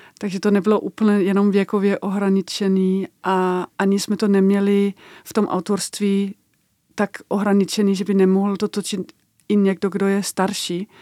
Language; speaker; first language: Czech; non-native, fluent; Danish